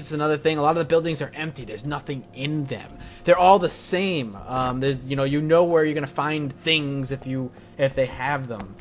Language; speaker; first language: English; native; English